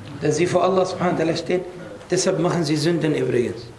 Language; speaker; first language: German; non-native, fluent; Arabic